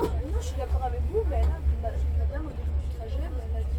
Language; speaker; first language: French; native; French